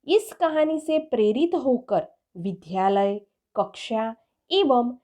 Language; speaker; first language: Hindi; non-native, local second language; Gujarati